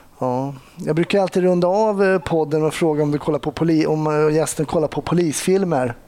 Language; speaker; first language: Swedish; native; Swedish